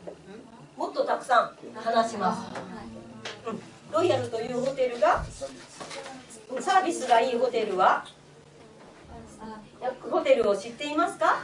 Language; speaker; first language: Japanese; non-native, fluent; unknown